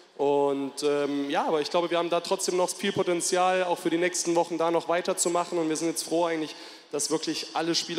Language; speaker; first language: German; native; German